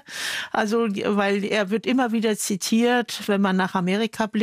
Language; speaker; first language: German; native; German